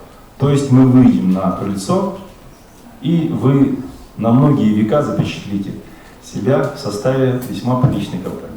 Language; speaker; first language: Russian; native; Russian